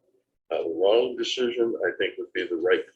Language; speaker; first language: English; native; English